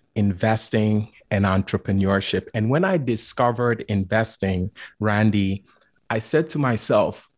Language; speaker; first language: English; non-native, local second language; Akan